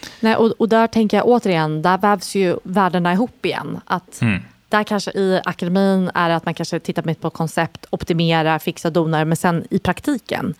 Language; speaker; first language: Swedish; native; Swedish